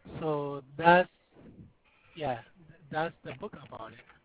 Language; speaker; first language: English; non-native, fluent; Arabic